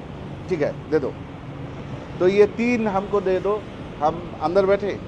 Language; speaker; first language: Hindi; non-native, fluent; Bangla